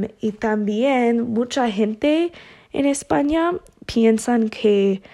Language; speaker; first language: Spanish; non-native, learner; English